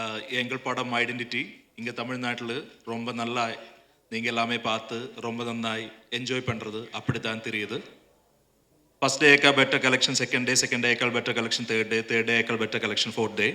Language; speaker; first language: Tamil; non-native, learner; Malayalam